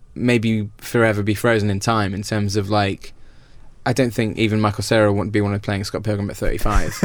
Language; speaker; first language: English; native; English